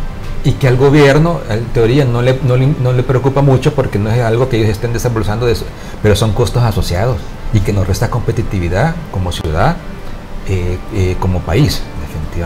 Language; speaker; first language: Spanish; native; Spanish